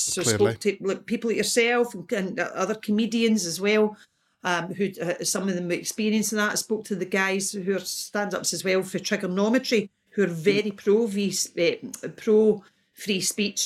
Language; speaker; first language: English; native; English